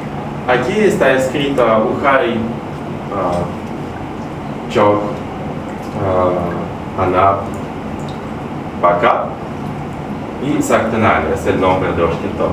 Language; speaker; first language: Spanish; non-native, fluent; Russian